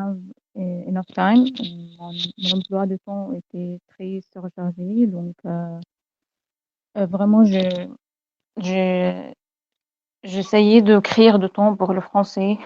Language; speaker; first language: French; non-native, fluent; Arabic